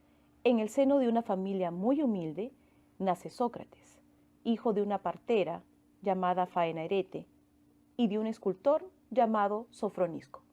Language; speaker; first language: Spanish; native; Spanish